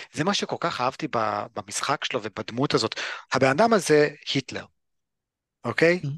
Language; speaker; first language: Hebrew; early bilingual, other home language; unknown